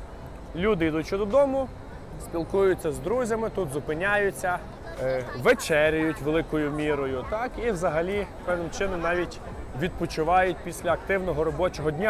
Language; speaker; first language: Ukrainian; native; Ukrainian